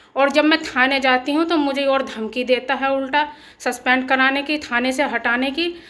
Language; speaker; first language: Hindi; native; Hindi